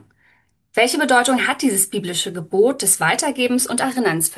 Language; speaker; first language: German; native; German